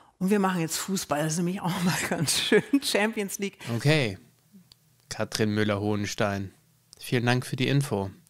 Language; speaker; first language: German; native; German